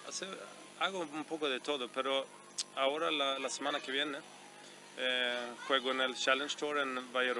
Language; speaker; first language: Spanish; non-native, fluent; Swedish